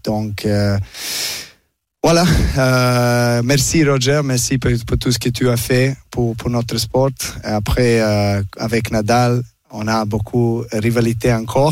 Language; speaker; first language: French; non-native, learner; Serbian